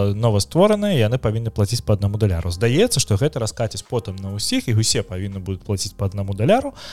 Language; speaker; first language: Belarusian; non-native, local second language; Russian